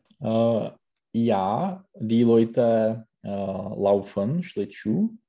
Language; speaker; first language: German; non-native, learner; Czech